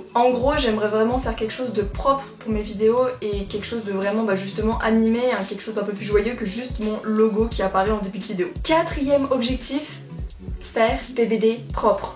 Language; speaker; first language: French; native; French